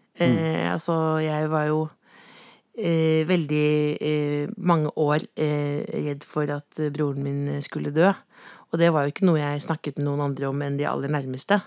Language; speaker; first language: Norwegian; native; Norwegian